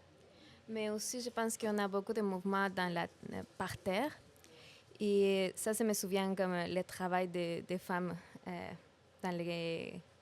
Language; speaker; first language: French; non-native, learner; Spanish